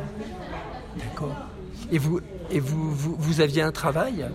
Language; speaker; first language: French; native; French